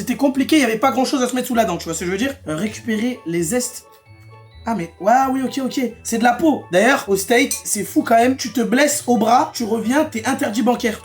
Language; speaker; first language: French; native; French